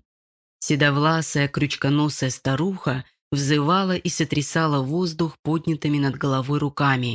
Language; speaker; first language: Russian; native; Russian